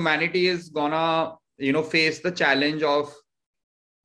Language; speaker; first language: English; non-native, local second language; Hindi